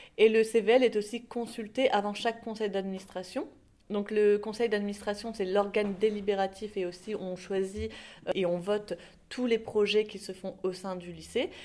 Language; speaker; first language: French; native; French